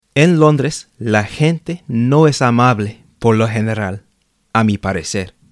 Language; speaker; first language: Spanish; non-native, fluent; English